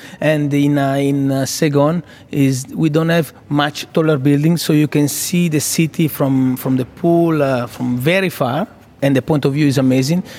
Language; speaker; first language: English; non-native, fluent; Italian